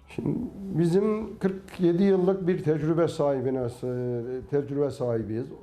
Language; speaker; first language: Turkish; native; Turkish